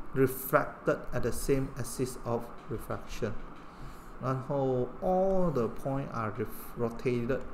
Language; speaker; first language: English; non-native, local second language; Chinese